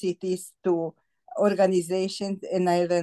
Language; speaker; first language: English; non-native, fluent; Slovak